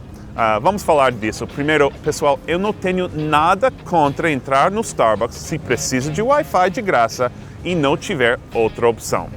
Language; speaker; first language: Portuguese; non-native, fluent; English